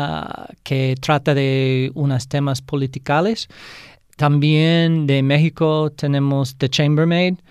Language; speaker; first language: Spanish; non-native, fluent; English